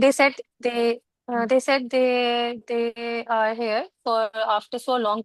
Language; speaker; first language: English; non-native, local second language; Hindi